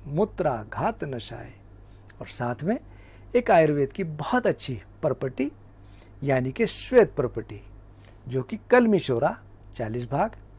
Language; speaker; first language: Hindi; native; Hindi